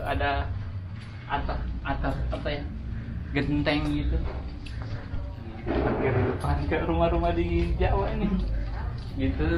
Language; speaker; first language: Indonesian; native; Indonesian